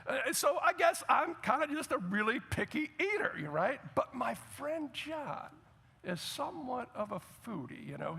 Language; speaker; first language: English; native; English